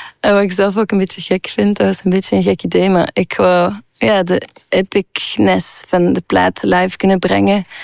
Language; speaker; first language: Dutch; non-native, local second language; French